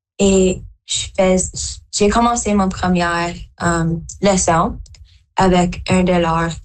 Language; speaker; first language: French; non-native, local second language; English